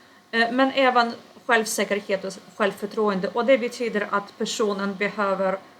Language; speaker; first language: Swedish; non-native, fluent; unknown